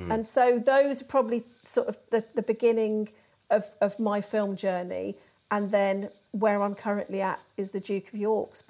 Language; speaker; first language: English; native; English